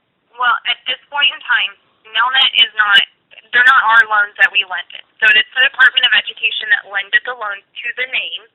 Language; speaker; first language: English; native; English